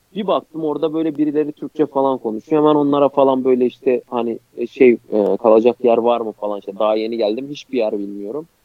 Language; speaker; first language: Turkish; native; Turkish